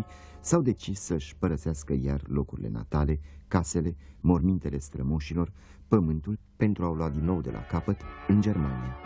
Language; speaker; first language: Romanian; native; Romanian